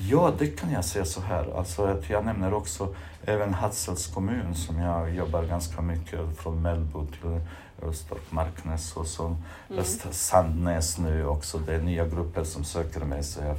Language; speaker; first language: Swedish; non-native, fluent; Bosnian